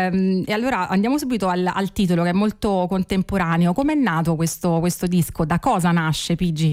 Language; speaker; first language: Italian; native; Italian